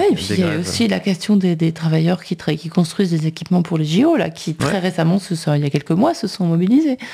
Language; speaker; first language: French; native; French